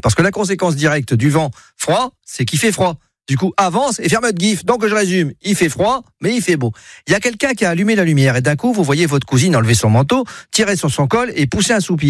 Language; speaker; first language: French; native; French